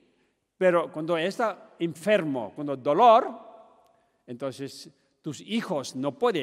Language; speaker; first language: Spanish; non-native, learner; Tibetan